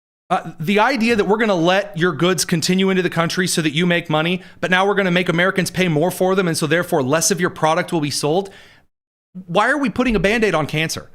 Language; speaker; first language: English; native; English